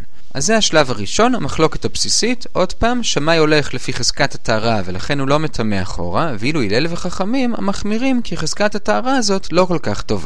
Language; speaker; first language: Hebrew; native; Hebrew